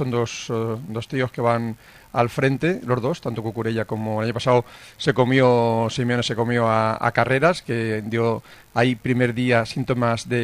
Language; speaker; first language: Spanish; native; Spanish